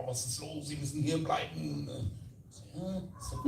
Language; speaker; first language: German; native; German